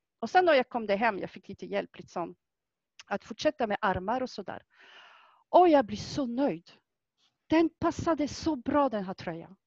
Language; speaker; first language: Swedish; non-native, fluent; French